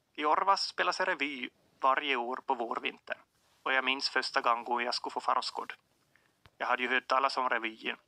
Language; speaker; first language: Swedish; native; Swedish